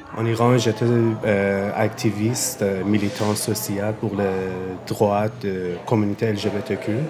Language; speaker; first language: French; non-native, fluent; Persian